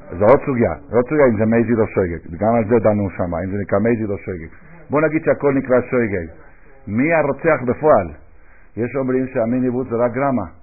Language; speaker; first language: Hebrew; non-native, fluent; Spanish